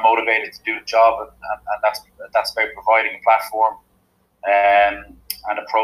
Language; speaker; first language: English; native; English